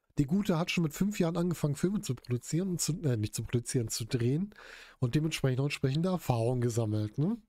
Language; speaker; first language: German; native; German